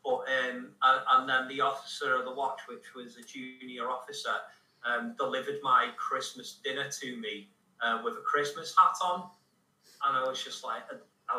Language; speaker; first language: English; native; English